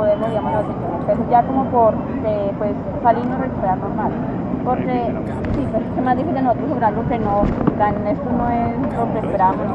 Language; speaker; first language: Spanish; native; Spanish